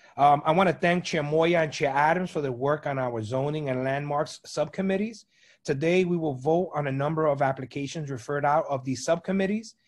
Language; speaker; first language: English; native; English